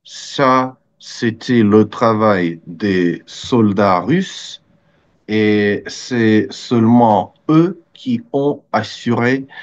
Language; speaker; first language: French; non-native, fluent; Russian